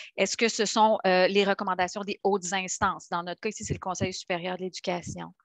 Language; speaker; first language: French; native; French